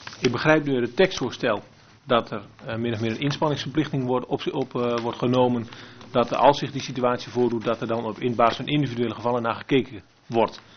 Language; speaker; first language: Dutch; native; Dutch